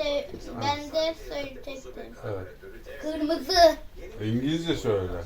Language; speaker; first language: Turkish; non-native, learner; Thai